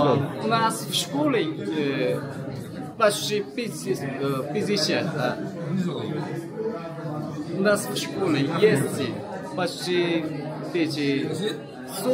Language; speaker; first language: Russian; non-native, learner; Korean